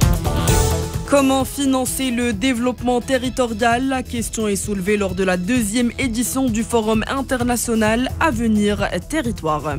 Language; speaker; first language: French; non-native, local second language; Arabic